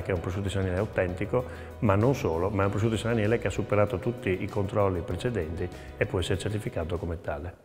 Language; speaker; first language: Italian; native; Italian